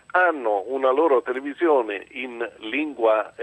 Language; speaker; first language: Italian; early bilingual, other home language; English